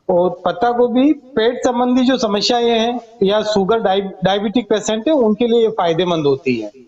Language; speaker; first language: Hindi; non-native, local second language; Gujarati